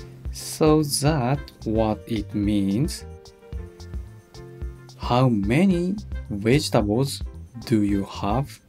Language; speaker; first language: English; non-native, learner; Japanese